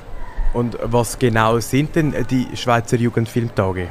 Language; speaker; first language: German; native; German